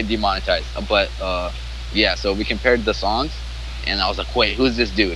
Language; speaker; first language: English; non-native, fluent; Arabic